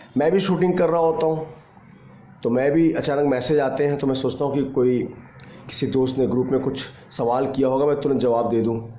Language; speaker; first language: Hindi; native; Hindi